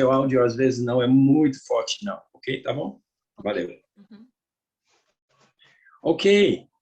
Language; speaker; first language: Portuguese; non-native, learner; Dutch